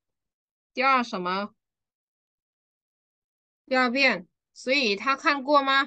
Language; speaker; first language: Chinese; non-native, fluent; Vietnamese